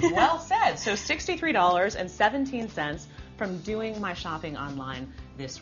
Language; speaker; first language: English; native; English